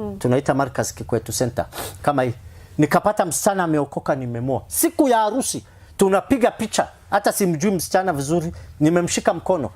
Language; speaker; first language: Swahili; non-native, fluent; Somali